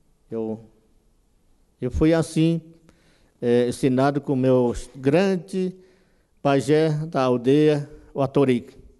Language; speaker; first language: Portuguese; non-native, local second language; Yanomámi